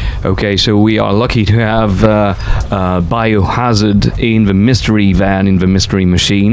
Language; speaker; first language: English; non-native, fluent; French